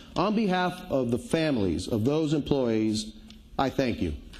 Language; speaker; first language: English; early bilingual, other home language; Spanish